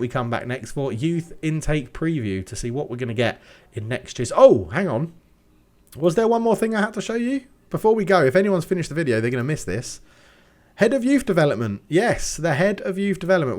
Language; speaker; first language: English; native; English